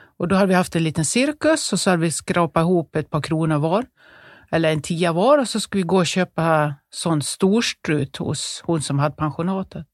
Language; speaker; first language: Swedish; native; Swedish